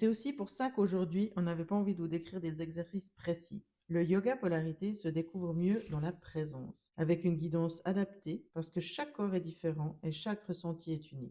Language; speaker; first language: French; native; French